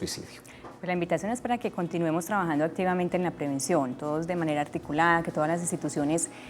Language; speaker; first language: Spanish; native; Spanish